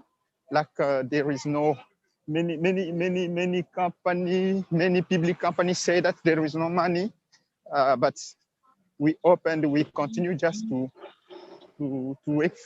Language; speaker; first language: English; non-native, learner; Swahili